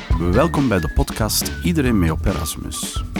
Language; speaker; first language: Dutch; native; Dutch